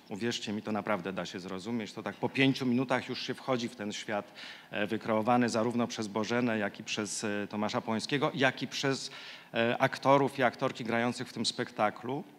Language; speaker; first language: Polish; native; Polish